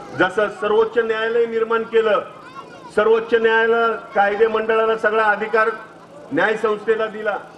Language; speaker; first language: Marathi; native; Marathi